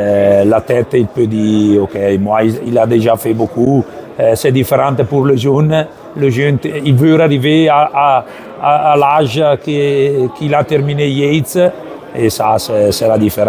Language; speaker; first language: French; non-native, learner; Italian